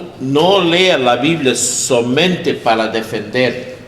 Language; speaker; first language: Spanish; non-native, learner; English